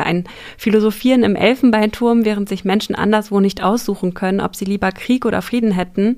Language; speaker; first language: German; native; German